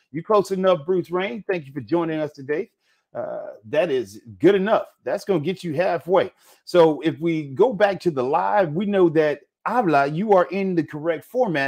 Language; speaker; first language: English; native; English